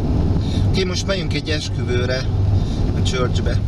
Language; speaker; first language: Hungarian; early bilingual, heritage; Hungarian